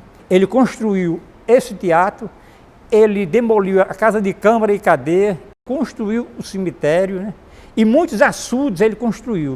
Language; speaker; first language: Portuguese; native; Portuguese